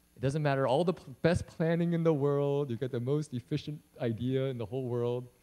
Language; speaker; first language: English; early bilingual, other home language; Chinese